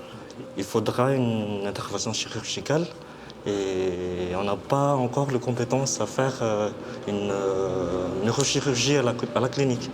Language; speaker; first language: French; non-native, local second language; Malagasy